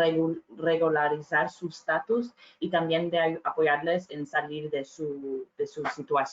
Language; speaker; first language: Spanish; non-native, fluent; English